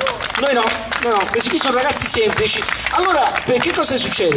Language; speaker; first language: Italian; native; Italian